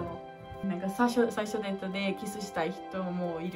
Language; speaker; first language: Japanese; non-native, learner; Portuguese